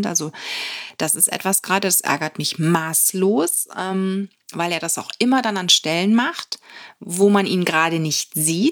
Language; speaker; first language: German; native; German